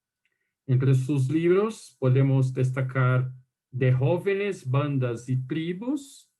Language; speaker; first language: Spanish; non-native, fluent; Portuguese